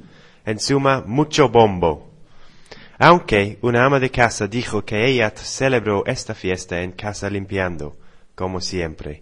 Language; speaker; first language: Spanish; non-native, learner; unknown